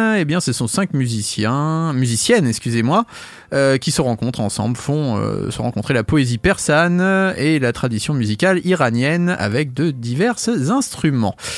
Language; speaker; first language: French; native; French